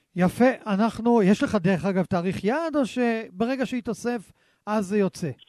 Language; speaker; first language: Hebrew; native; Hebrew